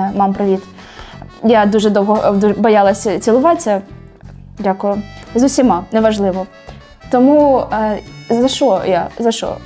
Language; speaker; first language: Ukrainian; non-native, local second language; Russian